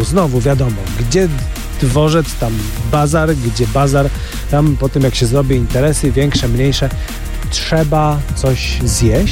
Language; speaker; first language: Polish; native; Polish